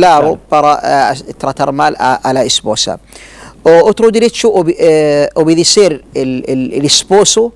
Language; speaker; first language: Spanish; non-native, learner; Arabic